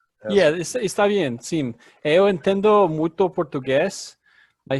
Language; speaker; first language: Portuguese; non-native, learner; English